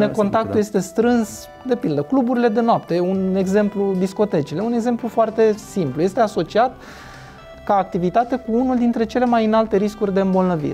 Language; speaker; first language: Romanian; native; Romanian